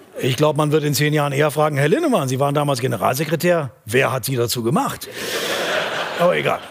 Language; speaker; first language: German; native; German